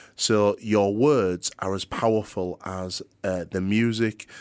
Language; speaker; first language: English; native; English